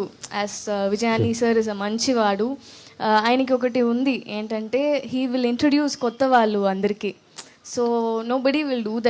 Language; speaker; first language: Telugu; non-native, learner; Tamil